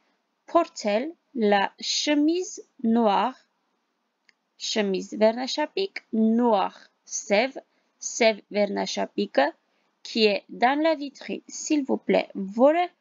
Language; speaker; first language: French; non-native, fluent; Armenian